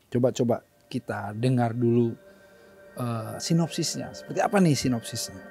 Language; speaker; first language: Indonesian; non-native, local second language; Sundanese